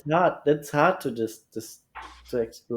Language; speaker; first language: English; non-native, learner; German